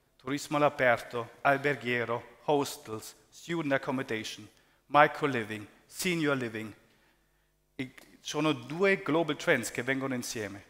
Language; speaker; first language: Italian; early bilingual, heritage; German